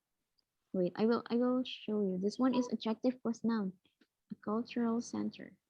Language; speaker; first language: English; non-native, fluent; Indonesian